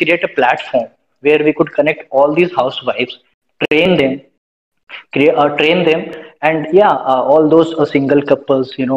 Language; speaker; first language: English; non-native, local second language; Hindi